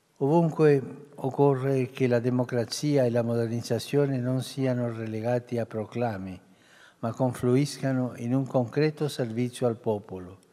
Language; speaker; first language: Italian; early bilingual, heritage; Spanish